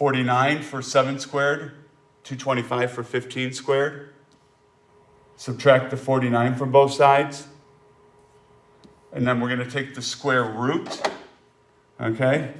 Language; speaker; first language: English; native; English